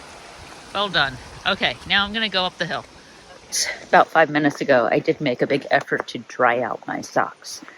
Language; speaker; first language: English; native; English